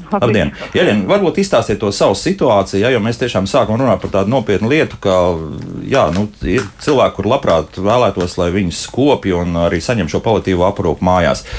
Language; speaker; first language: Latvian; native; Latvian